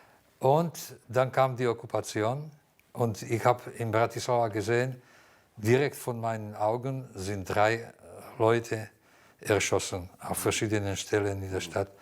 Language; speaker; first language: German; non-native, fluent; Slovak